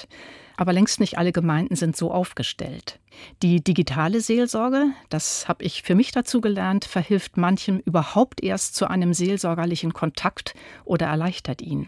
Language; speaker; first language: German; native; German